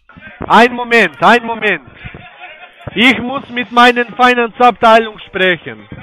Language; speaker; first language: German; non-native, learner; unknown